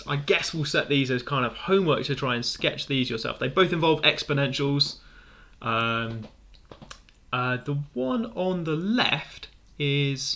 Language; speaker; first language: English; native; English